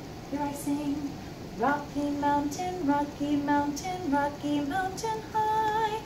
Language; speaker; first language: English; native; English